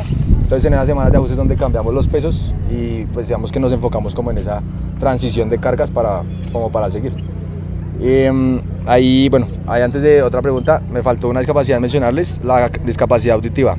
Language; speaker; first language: Spanish; native; Spanish